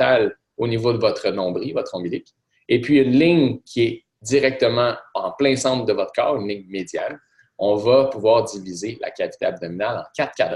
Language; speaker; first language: French; native; French